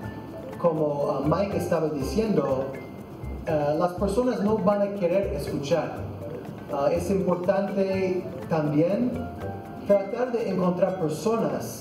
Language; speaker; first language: Spanish; non-native, fluent; English